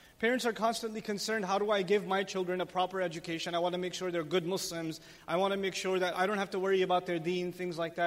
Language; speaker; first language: English; native; English